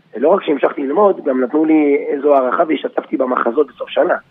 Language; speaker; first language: Hebrew; native; Hebrew